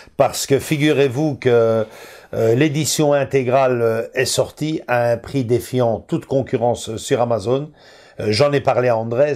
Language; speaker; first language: French; native; French